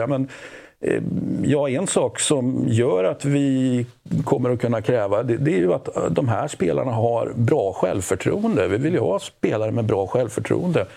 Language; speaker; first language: Swedish; native; Swedish